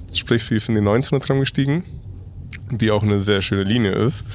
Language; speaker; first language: German; non-native, fluent; Spanish